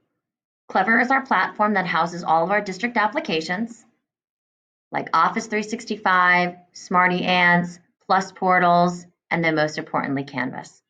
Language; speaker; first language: English; native; English